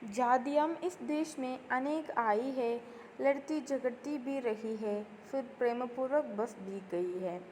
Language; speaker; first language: Hindi; non-native, local second language; Malayalam